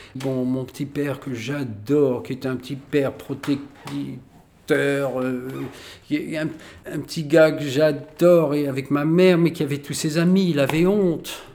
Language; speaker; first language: French; native; French